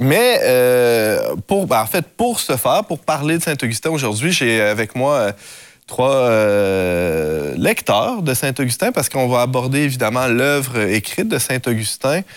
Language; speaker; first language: French; native; French